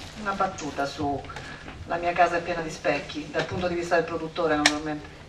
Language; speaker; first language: Italian; native; Italian